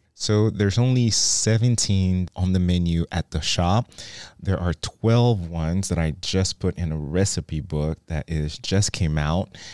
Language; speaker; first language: English; non-native, fluent; Haitian Creole